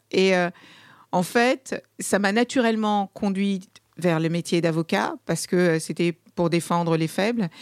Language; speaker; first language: French; early bilingual, other home language; Kabuverdianu